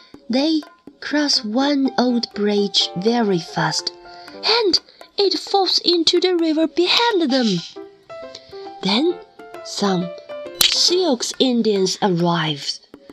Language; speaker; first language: English; non-native, fluent; Chinese